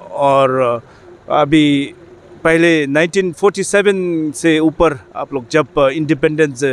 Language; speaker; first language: Hindi; non-native, learner; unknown